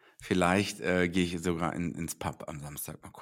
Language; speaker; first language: German; native; German